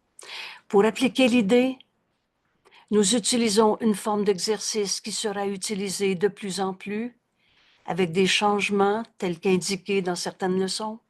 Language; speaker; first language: French; native; French